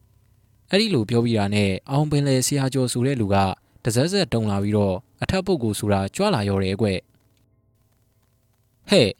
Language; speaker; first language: Burmese; native; Burmese